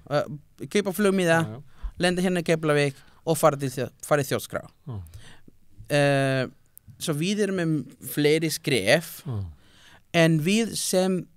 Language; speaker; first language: Icelandic; non-native, learner; Spanish